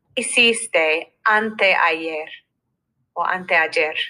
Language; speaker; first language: Spanish; non-native, fluent; English